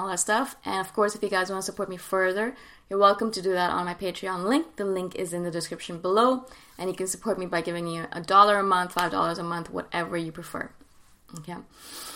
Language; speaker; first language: English; native; English